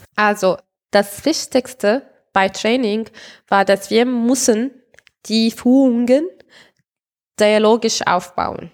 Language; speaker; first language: German; non-native, fluent; Arabic